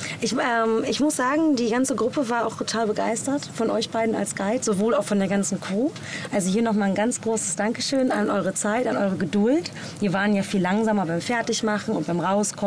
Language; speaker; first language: German; native; German